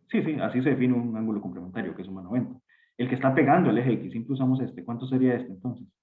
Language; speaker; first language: Spanish; native; Spanish